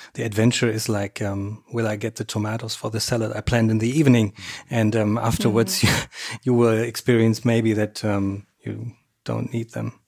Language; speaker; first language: English; non-native, fluent; German